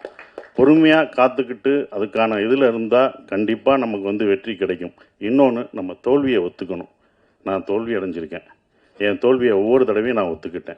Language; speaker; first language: Tamil; native; Tamil